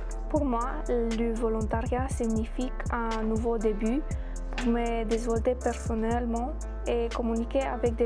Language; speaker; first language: French; non-native, learner; Romanian